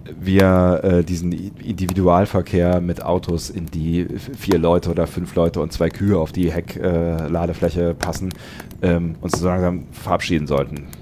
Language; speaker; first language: German; native; German